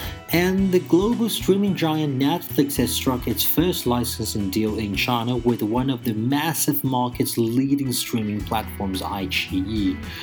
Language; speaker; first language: English; non-native, fluent; Chinese